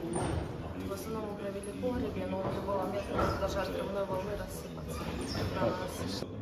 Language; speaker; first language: Russian; native; Russian